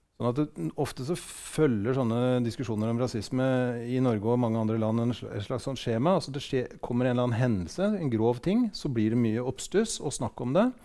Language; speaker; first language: Norwegian; native; Norwegian